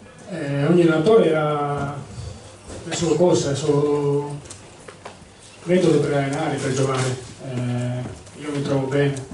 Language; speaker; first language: Italian; non-native, fluent; Spanish